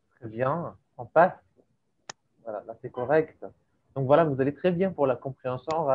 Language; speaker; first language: French; native; French